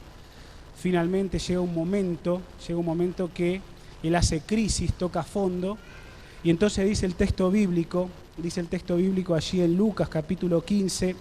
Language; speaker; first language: Spanish; native; Spanish